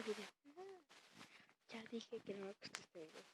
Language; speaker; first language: Spanish; native; Spanish